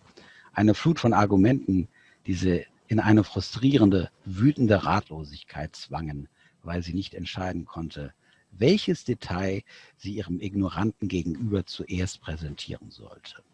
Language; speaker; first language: German; native; German